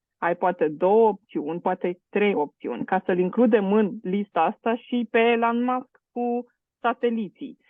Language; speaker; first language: Romanian; native; Romanian